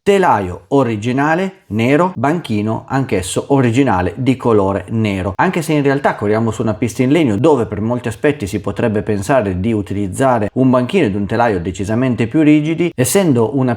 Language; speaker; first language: Italian; native; Italian